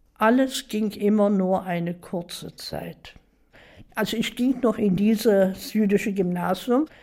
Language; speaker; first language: German; native; German